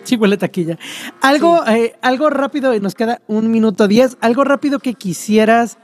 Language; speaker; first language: Spanish; native; Spanish